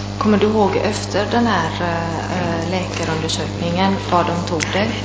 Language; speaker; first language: Swedish; non-native, fluent; Italian